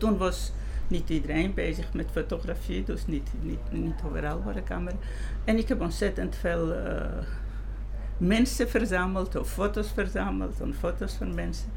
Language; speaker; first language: Dutch; non-native, fluent; Georgian